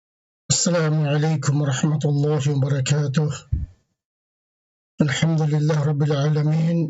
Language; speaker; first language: Arabic; non-native, fluent; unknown